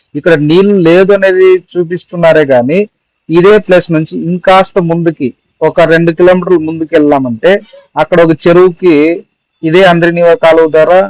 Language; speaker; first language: Telugu; native; Telugu